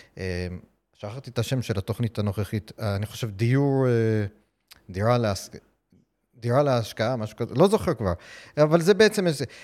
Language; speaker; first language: Hebrew; non-native, fluent; English